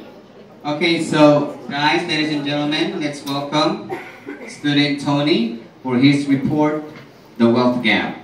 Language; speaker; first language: English; non-native, learner; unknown